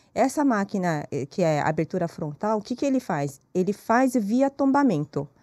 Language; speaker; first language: Portuguese; non-native, fluent; Korean